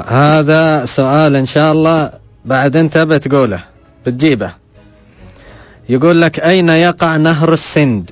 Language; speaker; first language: Arabic; native; Arabic